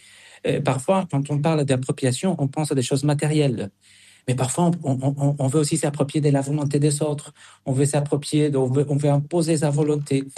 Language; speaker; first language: French; non-native, fluent; Spanish